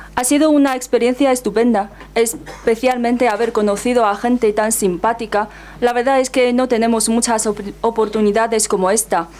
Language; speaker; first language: Spanish; non-native, fluent; Chinese